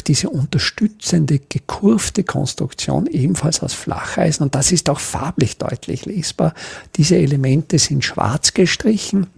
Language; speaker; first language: German; native; German